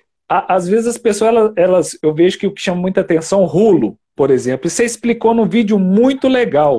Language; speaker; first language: Portuguese; native; Portuguese